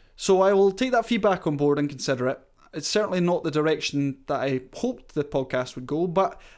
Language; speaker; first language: English; native; English